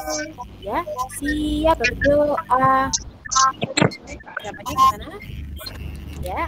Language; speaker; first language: Indonesian; native; Indonesian